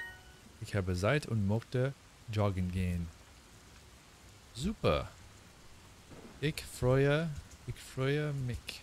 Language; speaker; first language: German; non-native, learner; English